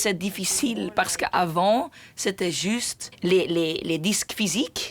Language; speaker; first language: French; non-native, local second language; Dutch